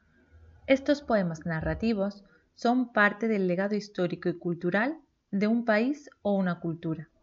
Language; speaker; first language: Spanish; native; Spanish